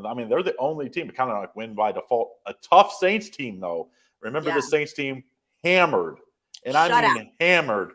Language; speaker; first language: English; native; English